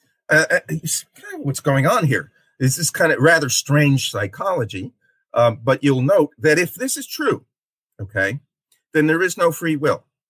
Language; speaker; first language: English; native; English